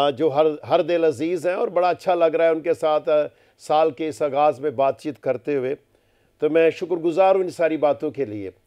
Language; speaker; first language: Urdu; non-native, local second language; Punjabi